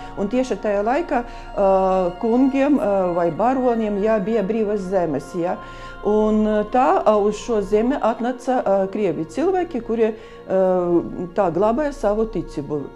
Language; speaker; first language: Latvian; early bilingual, other home language; Russian